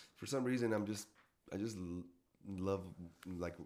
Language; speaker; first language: English; non-native, fluent; Spanish